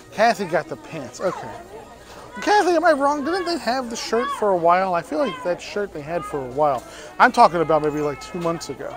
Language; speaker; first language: English; native; English